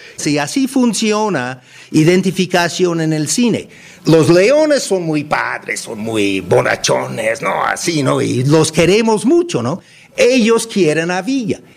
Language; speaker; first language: Spanish; non-native, fluent; English